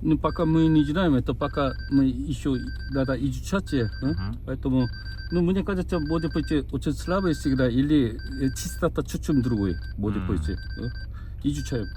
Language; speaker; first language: Russian; non-native, learner; Korean